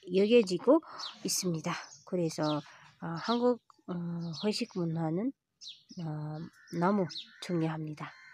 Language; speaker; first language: Korean; non-native, learner; Nepali